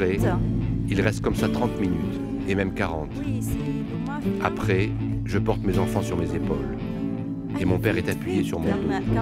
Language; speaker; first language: French; non-native, learner; Arabic